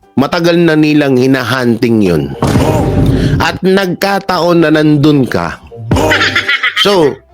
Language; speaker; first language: Filipino; native; Filipino